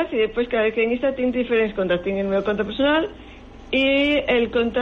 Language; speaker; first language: Catalan; native; Catalan